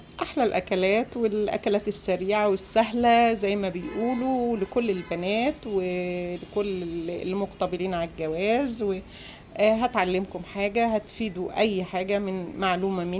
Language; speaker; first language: Arabic; native; Arabic